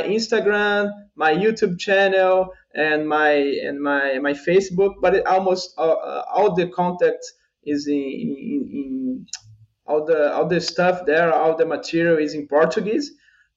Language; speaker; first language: English; non-native, fluent; Portuguese